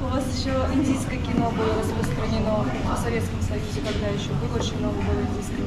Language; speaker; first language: Russian; native; Russian